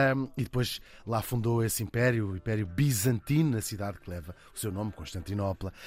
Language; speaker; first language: Portuguese; native; Portuguese